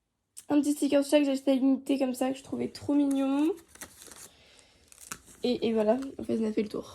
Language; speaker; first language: French; native; French